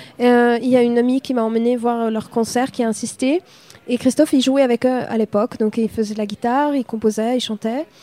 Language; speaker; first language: French; non-native, fluent; Swedish